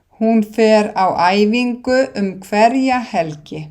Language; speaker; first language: Icelandic; non-native, fluent; Thai